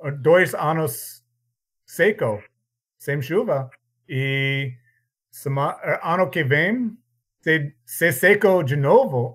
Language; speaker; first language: Portuguese; non-native, learner; English